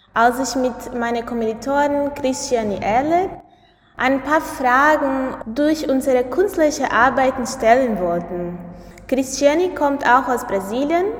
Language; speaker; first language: German; non-native, fluent; Portuguese